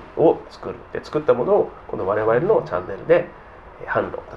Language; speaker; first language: Japanese; native; Japanese